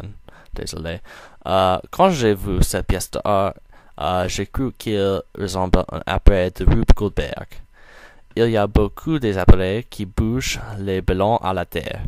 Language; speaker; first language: French; non-native, learner; English